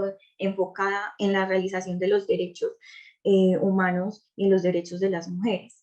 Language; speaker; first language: Spanish; native; Spanish